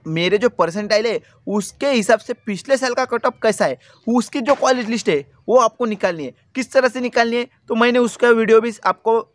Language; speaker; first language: Hindi; non-native, local second language; Marathi